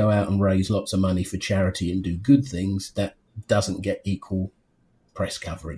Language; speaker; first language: English; native; English